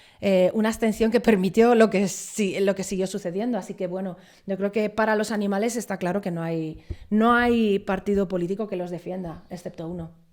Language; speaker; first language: Spanish; native; Spanish